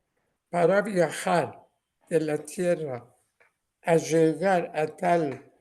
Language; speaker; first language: Spanish; non-native, learner; Persian